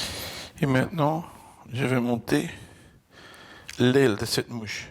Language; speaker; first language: French; non-native, fluent; Dutch